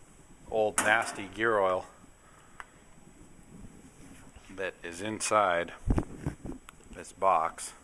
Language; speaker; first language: English; native; English